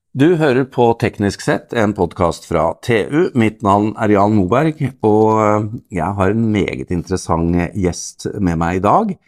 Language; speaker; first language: Norwegian; native; Norwegian